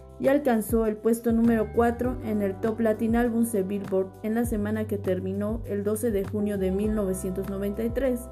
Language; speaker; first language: Spanish; native; Spanish